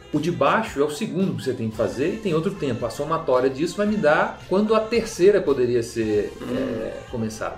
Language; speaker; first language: Portuguese; native; Portuguese